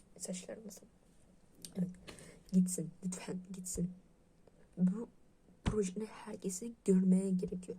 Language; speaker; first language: Turkish; non-native, learner; Russian